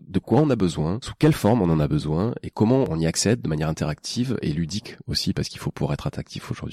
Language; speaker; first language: French; native; French